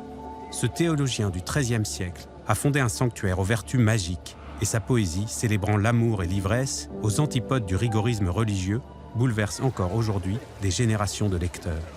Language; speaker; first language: French; native; French